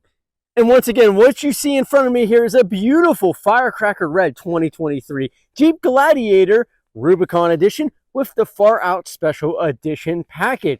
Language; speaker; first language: English; native; English